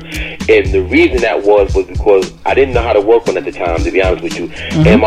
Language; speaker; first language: English; native; English